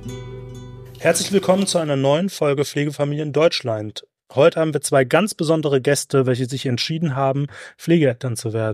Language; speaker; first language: German; native; German